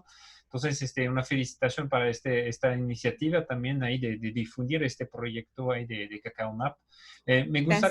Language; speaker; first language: Spanish; native; Spanish